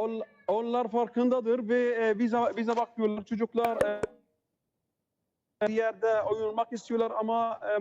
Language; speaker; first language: Turkish; non-native, learner; Arabic